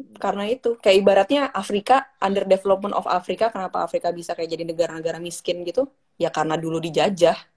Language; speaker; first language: Indonesian; native; Indonesian